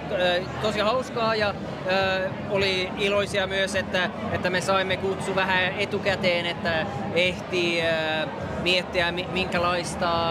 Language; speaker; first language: Finnish; non-native, local second language; Swedish